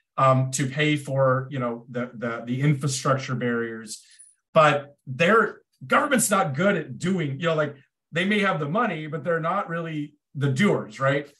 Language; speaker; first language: English; native; English